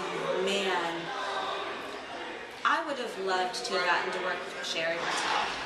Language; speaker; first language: English; native; English